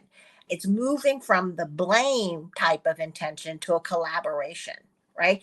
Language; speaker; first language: English; early bilingual, other home language; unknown